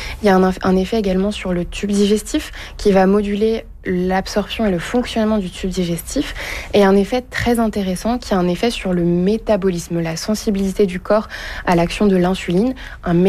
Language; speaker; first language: French; native; French